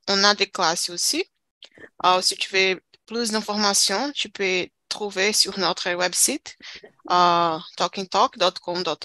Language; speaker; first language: French; non-native, fluent; Portuguese